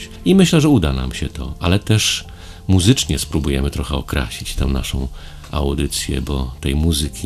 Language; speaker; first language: Polish; native; Polish